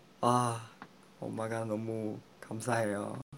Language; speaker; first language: Korean; non-native, fluent; Chinese